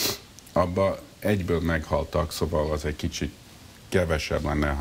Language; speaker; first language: Hungarian; early bilingual, heritage; Hungarian